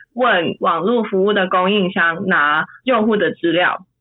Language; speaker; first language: Chinese; non-native, fluent; Cantonese